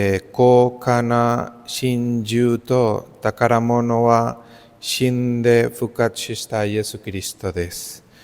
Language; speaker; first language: Japanese; non-native, learner; Spanish